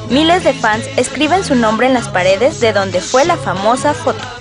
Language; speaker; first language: Spanish; native; Spanish